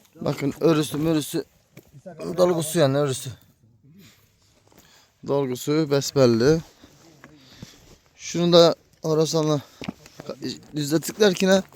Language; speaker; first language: Turkish; native; Turkish